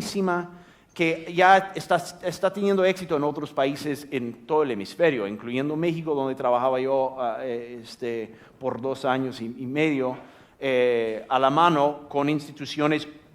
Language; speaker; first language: Spanish; non-native, fluent; English